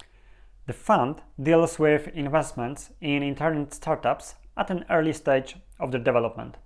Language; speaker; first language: English; non-native, fluent; Polish